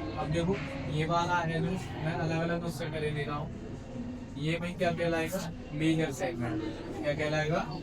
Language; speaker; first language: Hindi; native; Hindi